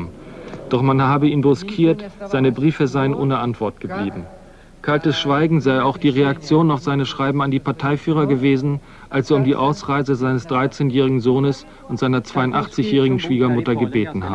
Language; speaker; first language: German; native; German